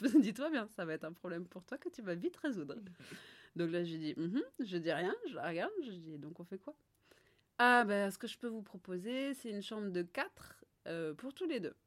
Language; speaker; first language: French; native; French